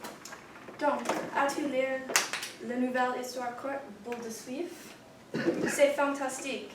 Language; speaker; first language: French; non-native, learner; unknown